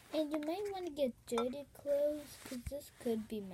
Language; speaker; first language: English; native; English